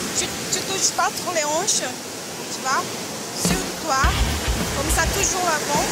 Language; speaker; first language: French; non-native, fluent; Portuguese